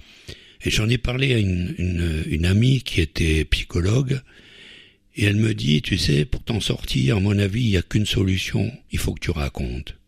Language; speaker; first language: French; native; French